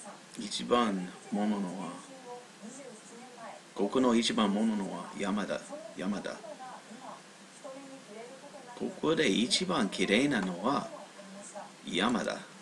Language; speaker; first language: Japanese; non-native, learner; English